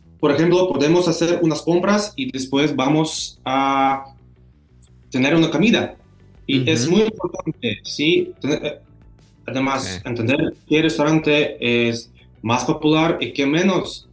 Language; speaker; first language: Spanish; non-native, learner; Russian